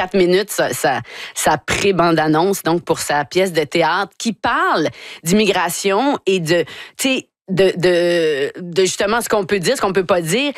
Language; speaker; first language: French; native; French